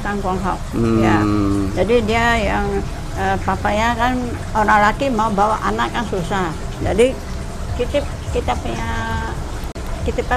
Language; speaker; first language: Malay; non-native, local second language; Min Nan Chinese